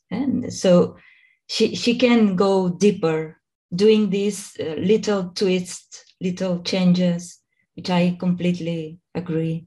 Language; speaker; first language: English; non-native, fluent; Catalan